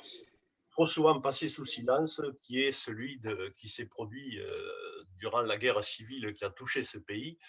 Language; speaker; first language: French; native; French